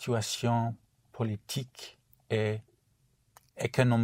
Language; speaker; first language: French; non-native, learner; English